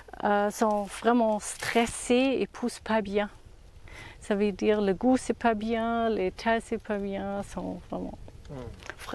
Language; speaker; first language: French; non-native, learner; German